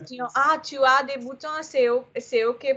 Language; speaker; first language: French; non-native, learner; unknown